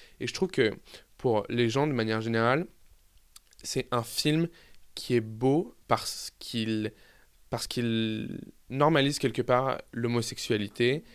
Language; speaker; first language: French; native; French